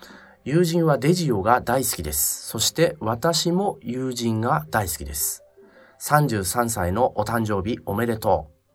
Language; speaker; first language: Japanese; native; Japanese